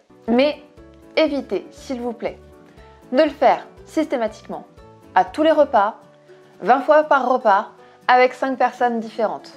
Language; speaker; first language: French; native; French